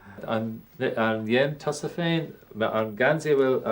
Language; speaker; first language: Irish; non-native, local second language; English